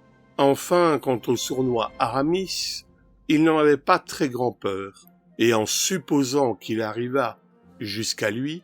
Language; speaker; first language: French; native; French